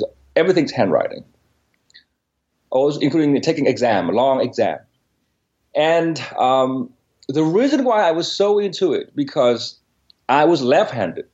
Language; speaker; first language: English; non-native, fluent; Vietnamese